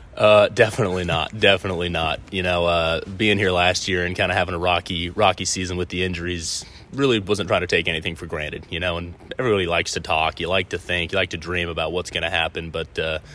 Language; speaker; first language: English; native; English